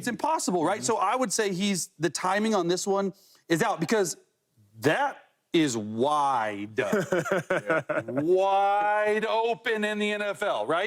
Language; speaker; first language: English; native; English